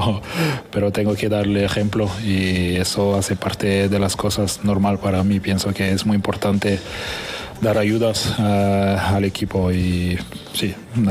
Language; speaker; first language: Spanish; non-native, fluent; French